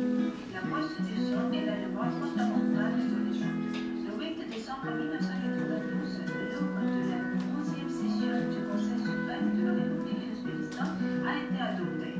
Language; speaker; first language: French; non-native, learner; Uzbek